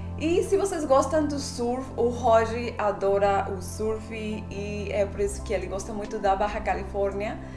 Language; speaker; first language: Portuguese; non-native, fluent; Spanish